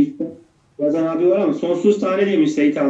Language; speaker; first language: Turkish; native; Turkish